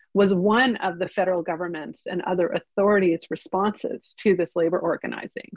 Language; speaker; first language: English; early bilingual, other home language; Ukrainian